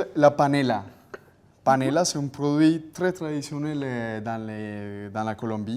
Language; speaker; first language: French; non-native, fluent; Spanish